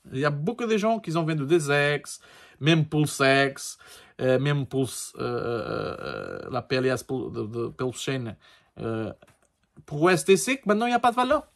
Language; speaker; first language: French; non-native, learner; Portuguese